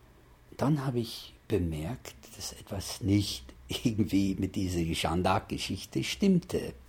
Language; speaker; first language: German; non-native, fluent; English